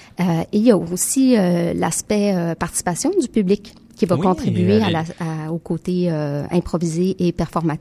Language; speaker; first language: French; native; French